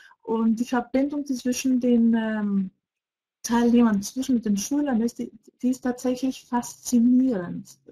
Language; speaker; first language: German; non-native, fluent; Greek